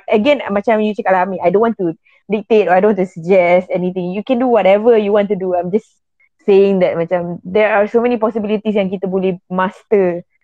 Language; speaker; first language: English; non-native, local second language; Malay